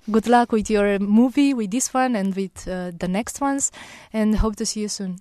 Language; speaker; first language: English; non-native, fluent; Romanian